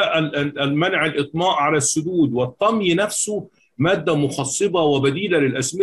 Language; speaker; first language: Arabic; native; Arabic